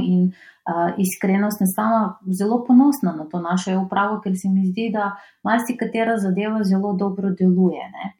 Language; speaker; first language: Slovenian; non-native, fluent; Macedonian